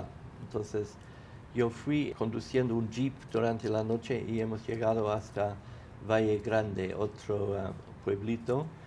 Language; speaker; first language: Spanish; non-native, fluent; English